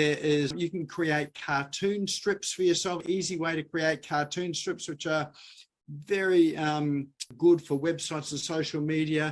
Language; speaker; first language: English; native; English